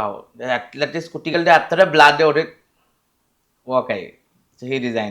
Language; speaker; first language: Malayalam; non-native, local second language; Assamese